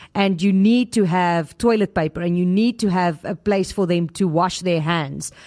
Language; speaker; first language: English; non-native, local second language; Afrikaans